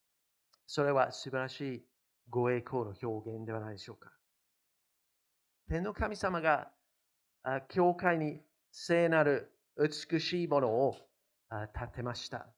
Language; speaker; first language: Japanese; non-native, fluent; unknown